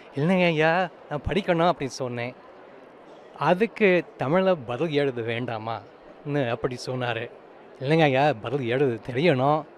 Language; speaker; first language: Tamil; non-native, fluent; English